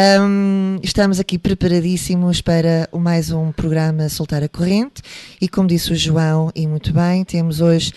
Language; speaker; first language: Portuguese; native; Portuguese